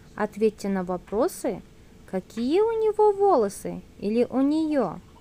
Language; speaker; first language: Russian; non-native, local second language; Kazakh